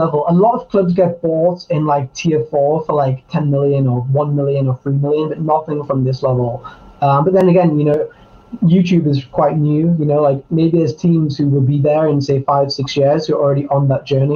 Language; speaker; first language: English; native; English